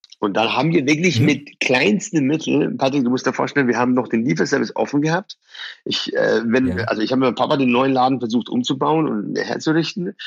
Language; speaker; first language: German; early bilingual, other home language; Persian